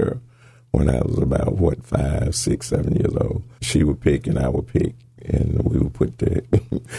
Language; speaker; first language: English; native; English